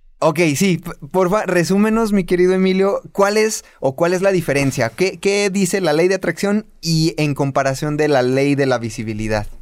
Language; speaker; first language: Spanish; native; Spanish